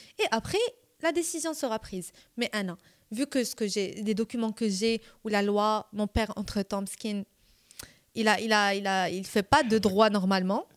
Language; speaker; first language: French; non-native, local second language; Arabic